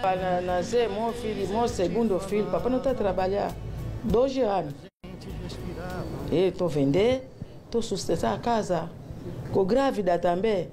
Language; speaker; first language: Portuguese; non-native, local second language; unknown